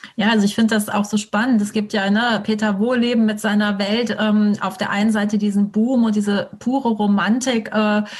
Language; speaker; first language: German; native; German